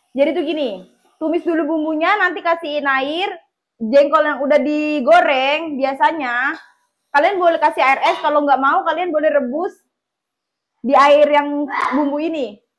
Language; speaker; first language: Indonesian; native; Indonesian